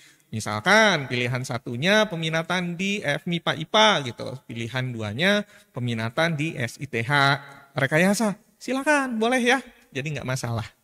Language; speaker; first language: Indonesian; native; Indonesian